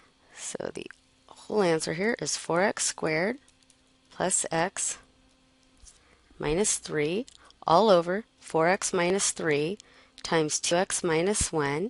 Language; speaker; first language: English; native; English